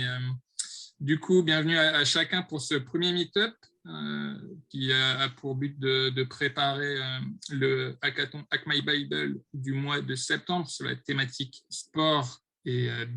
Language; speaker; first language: French; native; French